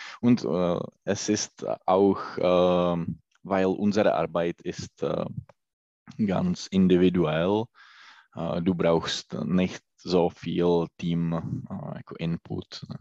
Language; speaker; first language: German; non-native, learner; Czech